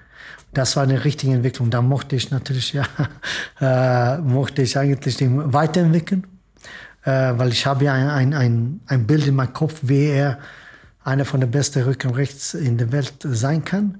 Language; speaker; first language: German; non-native, fluent; Swedish